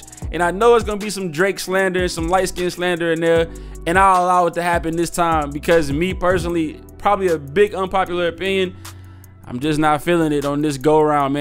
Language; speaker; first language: English; native; English